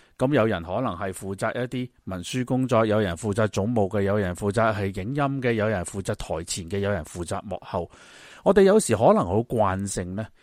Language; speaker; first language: Cantonese; native; Cantonese